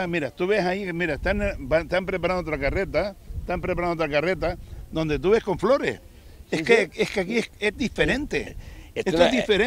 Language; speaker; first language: Spanish; native; Spanish